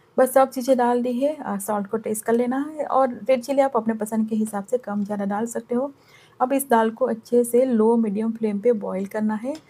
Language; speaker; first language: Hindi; non-native, local second language; Gujarati